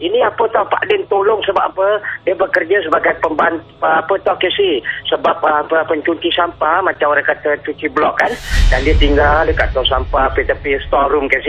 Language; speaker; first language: Malay; native; Malay